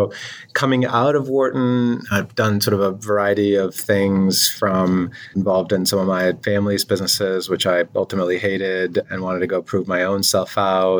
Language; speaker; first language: English; non-native, local second language; Urdu